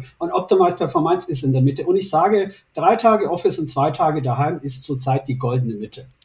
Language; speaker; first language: German; early bilingual, other home language; Turkish